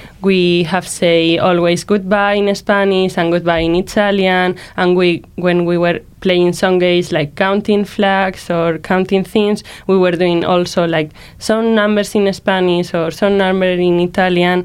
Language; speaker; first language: English; non-native, learner; Spanish